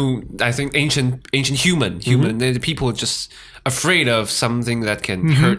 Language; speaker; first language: English; non-native, fluent; Chinese